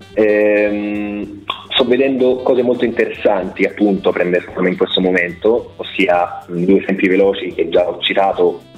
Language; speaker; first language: Italian; native; Italian